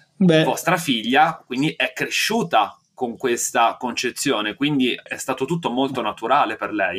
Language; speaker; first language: Italian; native; Italian